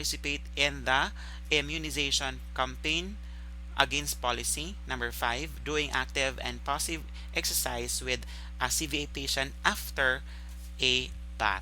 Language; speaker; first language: English; non-native, local second language; Filipino